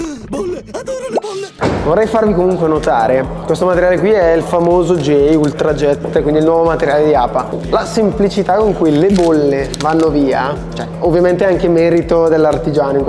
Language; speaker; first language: Italian; native; Italian